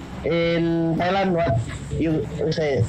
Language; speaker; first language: English; non-native, learner; Indonesian